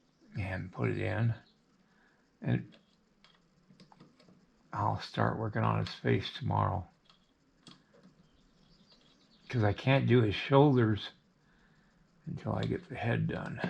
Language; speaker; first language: English; native; English